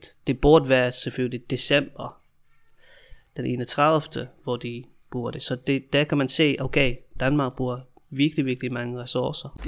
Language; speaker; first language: Danish; non-native, fluent; English